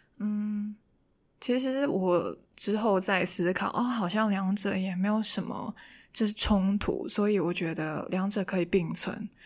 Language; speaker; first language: Chinese; non-native, local second language; Cantonese